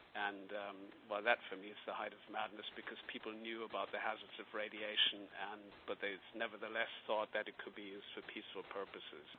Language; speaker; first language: English; non-native, fluent; German